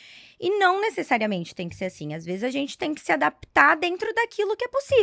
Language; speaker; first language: Portuguese; native; Portuguese